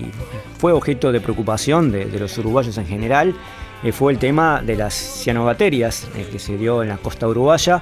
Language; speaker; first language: Spanish; native; Spanish